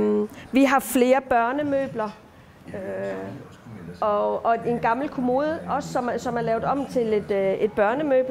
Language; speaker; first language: Danish; native; Danish